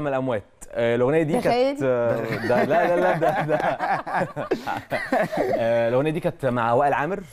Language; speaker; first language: Arabic; native; Arabic